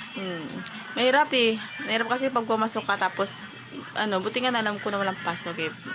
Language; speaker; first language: Filipino; non-native, local second language; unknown